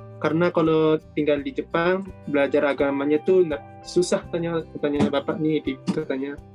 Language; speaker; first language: Indonesian; early bilingual, other home language; Japanese